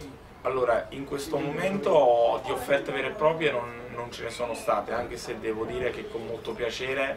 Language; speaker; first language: Italian; native; Italian